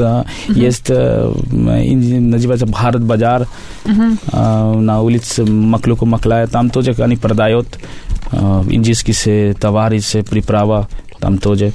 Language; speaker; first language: Russian; non-native, learner; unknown